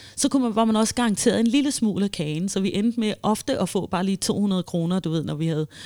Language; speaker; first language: Danish; early bilingual, other home language; Swahili